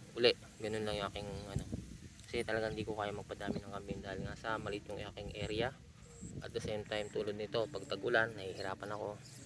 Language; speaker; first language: Filipino; non-native, local second language; Bikol